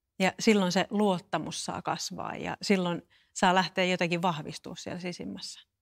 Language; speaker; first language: Finnish; native; Finnish